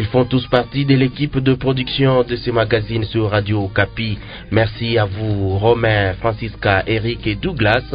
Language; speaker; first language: French; non-native, local second language; Lingala